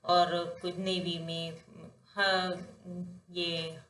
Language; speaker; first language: Hindi; non-native, local second language; Telugu